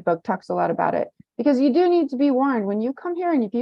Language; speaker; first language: English; native; English